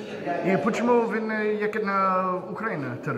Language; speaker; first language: Russian; non-native, learner; English